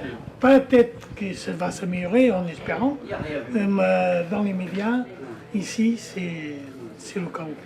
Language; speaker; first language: French; native; French